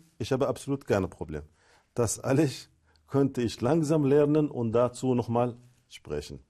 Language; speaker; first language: German; non-native, fluent; Arabic